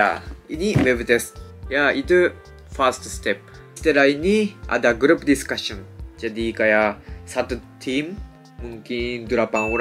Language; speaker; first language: Indonesian; non-native, fluent; Japanese